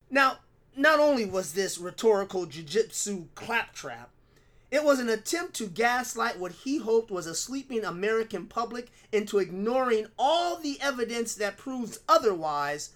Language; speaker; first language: English; native; English